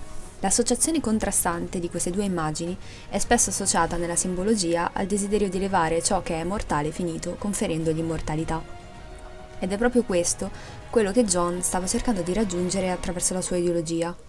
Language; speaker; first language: Italian; native; Italian